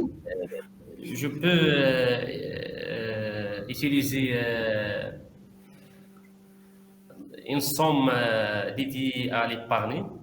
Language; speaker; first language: French; non-native, learner; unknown